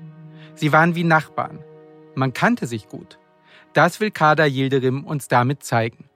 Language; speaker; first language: German; native; German